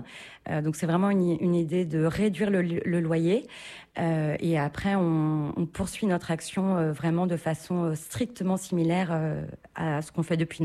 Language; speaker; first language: French; native; French